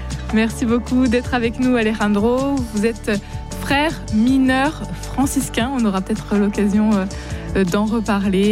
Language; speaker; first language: French; native; French